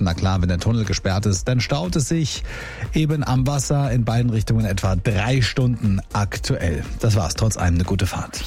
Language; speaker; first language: German; native; German